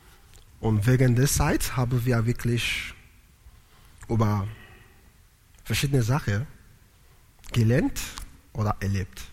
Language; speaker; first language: German; non-native, learner; Italian